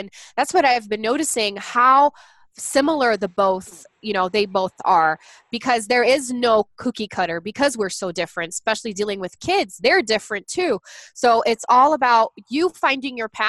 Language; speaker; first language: English; non-native, fluent; Portuguese